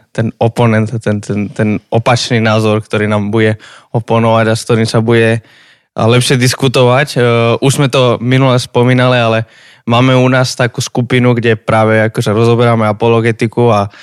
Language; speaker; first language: Slovak; native; Slovak